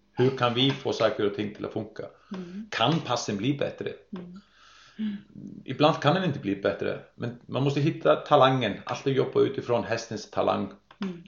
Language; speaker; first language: Swedish; non-native, fluent; Icelandic